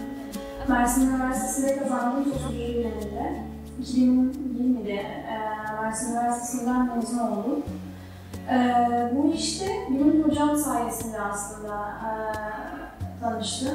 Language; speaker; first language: Turkish; non-native, fluent; Arabic